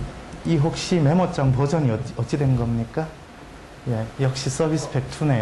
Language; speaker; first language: Korean; native; Korean